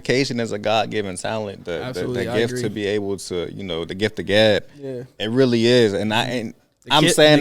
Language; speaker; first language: English; native; English